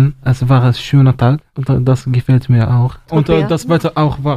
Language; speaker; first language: German; non-native, learner; Arabic